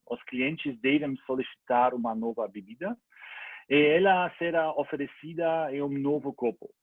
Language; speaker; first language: Portuguese; non-native, learner; German